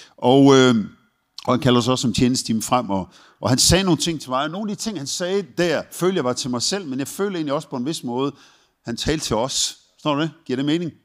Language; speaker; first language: Danish; native; Danish